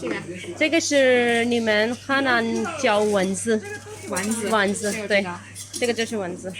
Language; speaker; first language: Chinese; non-native, learner; Urdu